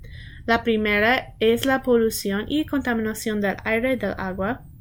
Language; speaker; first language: Spanish; non-native, learner; English